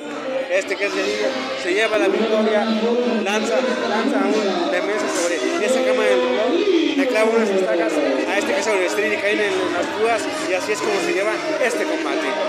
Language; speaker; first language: Spanish; native; Spanish